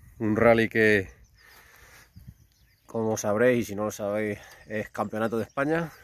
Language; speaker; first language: Spanish; native; Spanish